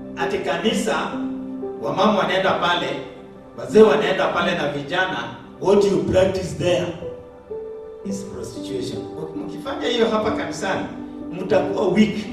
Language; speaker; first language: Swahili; non-native, local second language; Luo (Kenya and Tanzania)